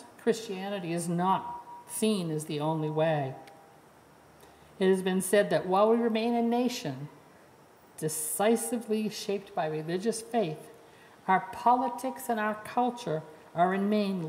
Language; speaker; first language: English; native; English